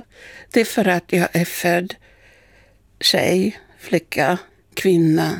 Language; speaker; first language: Swedish; non-native, fluent; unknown